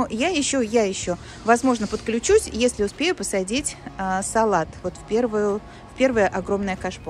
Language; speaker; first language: Russian; native; Russian